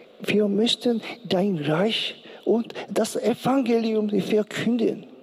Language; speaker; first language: German; non-native, learner; Korean